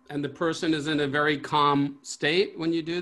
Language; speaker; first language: English; native; English